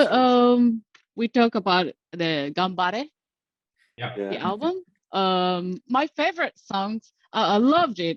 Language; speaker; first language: English; non-native, learner; Japanese